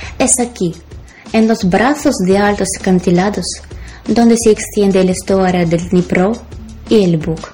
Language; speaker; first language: Spanish; non-native, fluent; Ukrainian